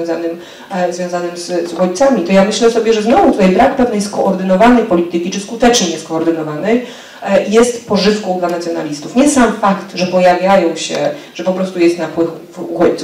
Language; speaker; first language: Polish; native; Polish